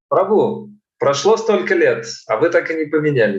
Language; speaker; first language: Russian; native; Russian